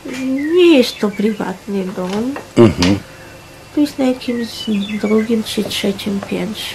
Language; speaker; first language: Polish; non-native, fluent; Russian